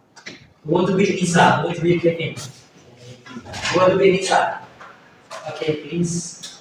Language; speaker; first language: English; non-native, learner; Indonesian